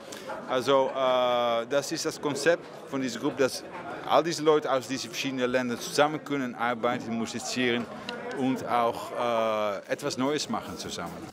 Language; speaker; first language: German; non-native, fluent; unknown